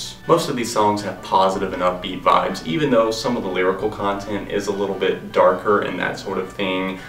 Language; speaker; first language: English; native; English